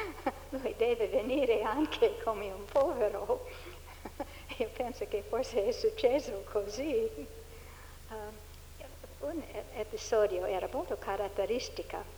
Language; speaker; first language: Italian; non-native, fluent; English